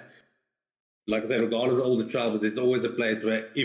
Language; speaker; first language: English; non-native, local second language; Afrikaans